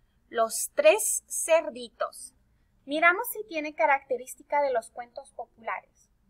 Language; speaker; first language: Spanish; early bilingual, heritage; Spanish